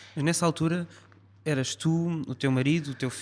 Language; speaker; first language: Portuguese; native; Portuguese